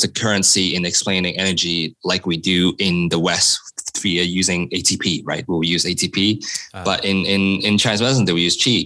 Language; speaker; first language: English; non-native, local second language; Cantonese